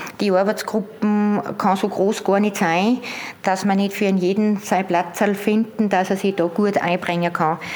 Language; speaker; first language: German; native; German